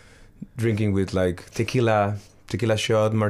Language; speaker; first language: English; non-native, learner; Spanish